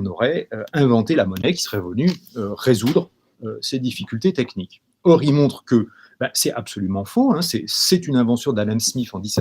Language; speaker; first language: French; native; French